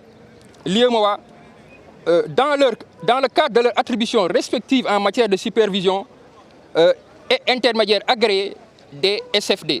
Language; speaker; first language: French; non-native, local second language; Wolof